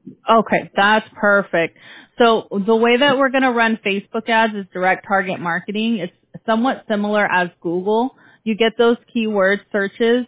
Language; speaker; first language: English; early bilingual, other home language; Spanish